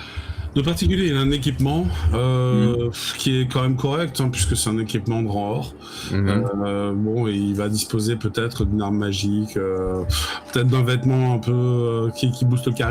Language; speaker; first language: French; native; French